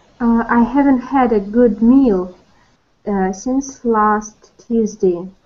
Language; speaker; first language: English; non-native, learner; Russian